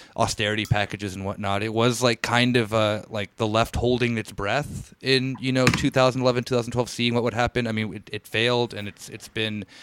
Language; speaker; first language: English; native; English